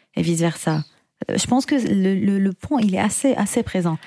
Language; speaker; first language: French; non-native, fluent; Arabic